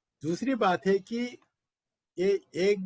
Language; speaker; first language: Hindi; non-native, local second language; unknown